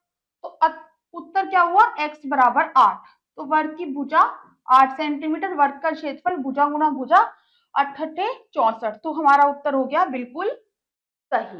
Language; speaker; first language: Hindi; native; Hindi